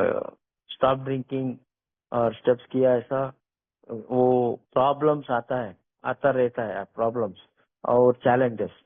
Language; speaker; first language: Hindi; non-native, local second language; Kannada